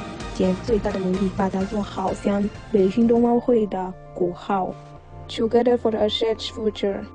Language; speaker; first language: Chinese; non-native, fluent; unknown